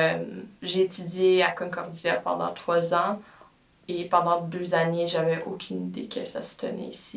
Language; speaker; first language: French; non-native, local second language; English